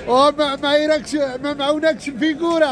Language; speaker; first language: Arabic; native; Arabic